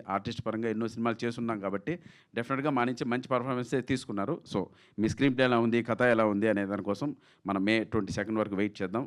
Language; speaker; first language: Telugu; native; Telugu